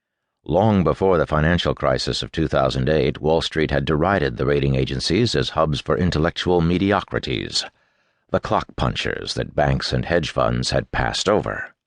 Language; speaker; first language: English; native; English